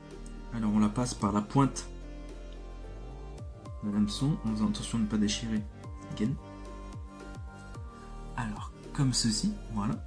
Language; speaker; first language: French; native; French